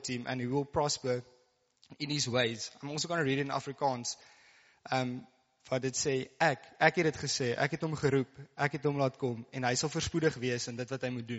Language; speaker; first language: English; non-native, local second language; Afrikaans